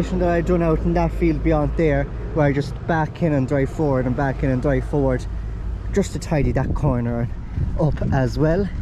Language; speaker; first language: English; native; English